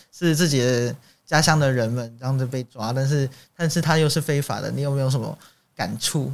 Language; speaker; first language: Chinese; native; Chinese